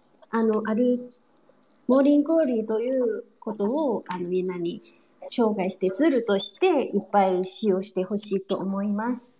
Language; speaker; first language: Japanese; non-native, fluent; Chinese